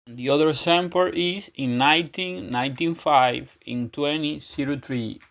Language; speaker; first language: English; non-native, fluent; Spanish